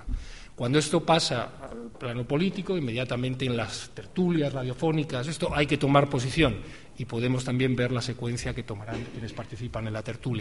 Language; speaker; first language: Spanish; native; Spanish